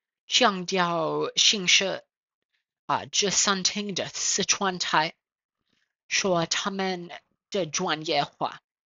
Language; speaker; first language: Chinese; non-native, learner; English